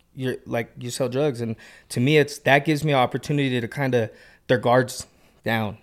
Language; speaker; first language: English; native; English